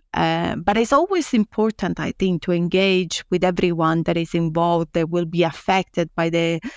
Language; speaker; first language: English; non-native, fluent; Italian